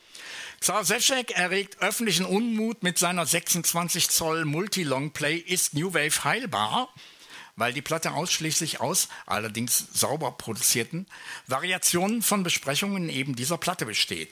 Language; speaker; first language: German; native; German